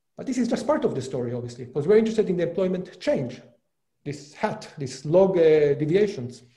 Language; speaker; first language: English; non-native, fluent; Hebrew